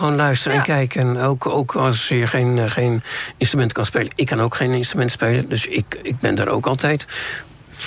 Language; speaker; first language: Dutch; native; Dutch